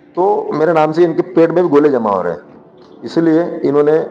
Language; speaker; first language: Hindi; non-native, local second language; Marathi